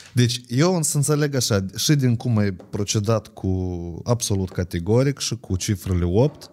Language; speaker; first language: Romanian; native; Romanian